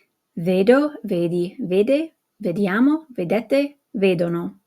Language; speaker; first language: Italian; non-native, fluent; English